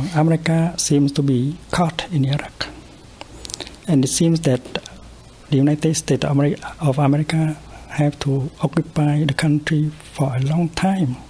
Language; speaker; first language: English; non-native, fluent; Vietnamese